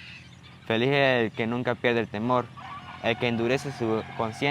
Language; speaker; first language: Spanish; native; Spanish